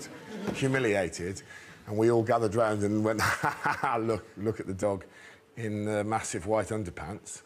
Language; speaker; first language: English; native; English